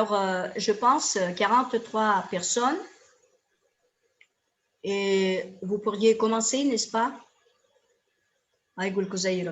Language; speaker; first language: French; non-native, fluent; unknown